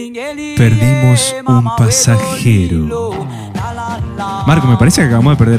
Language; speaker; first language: Spanish; native; Spanish